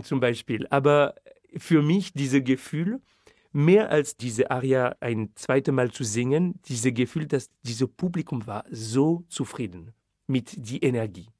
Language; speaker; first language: German; non-native, fluent; French